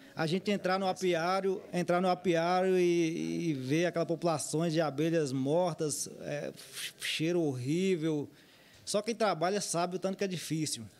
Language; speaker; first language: Portuguese; native; Portuguese